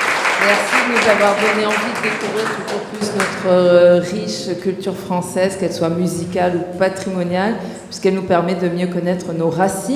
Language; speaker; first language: French; native; French